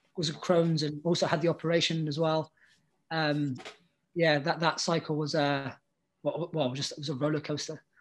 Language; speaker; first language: English; native; English